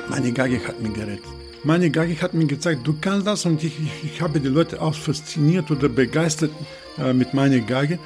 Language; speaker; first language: German; non-native, fluent; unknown